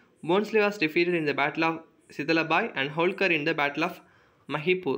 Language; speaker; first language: English; non-native, local second language; Tamil